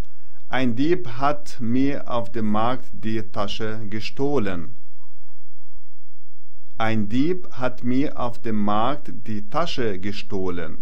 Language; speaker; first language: German; non-native, fluent; Arabic